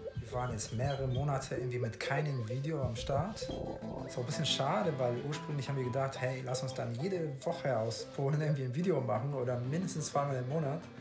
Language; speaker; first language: German; native; German